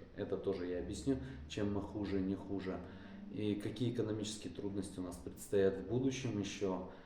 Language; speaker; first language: Russian; native; Russian